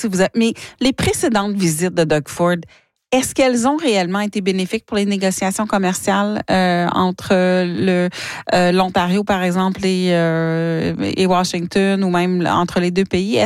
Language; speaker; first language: French; native; French